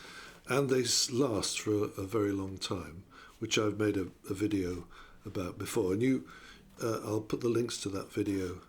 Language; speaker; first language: English; native; English